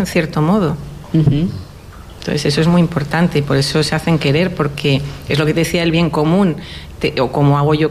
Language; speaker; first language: Spanish; native; Spanish